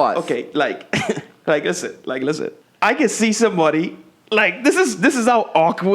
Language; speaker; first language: English; native; English